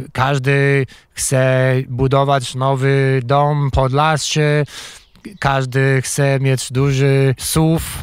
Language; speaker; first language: Polish; non-native, fluent; English